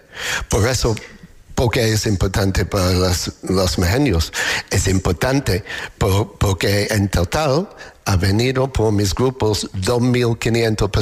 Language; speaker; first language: Spanish; non-native, learner; English